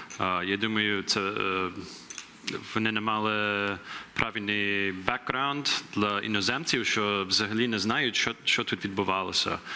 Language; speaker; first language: Ukrainian; early bilingual, heritage; Ukrainian